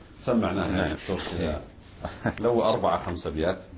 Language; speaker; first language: Arabic; native; Arabic